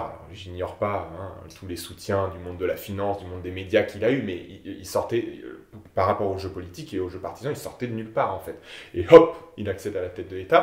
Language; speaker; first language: French; native; French